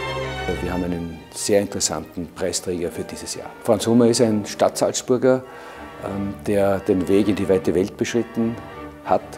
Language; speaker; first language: German; native; German